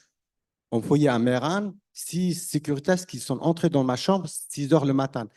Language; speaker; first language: French; non-native, learner; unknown